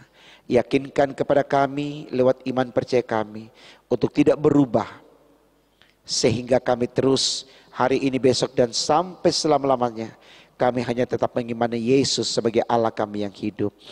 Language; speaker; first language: Indonesian; native; Indonesian